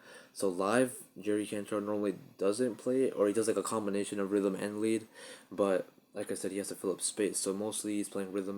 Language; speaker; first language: English; native; English